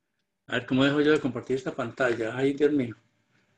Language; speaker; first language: Spanish; native; Spanish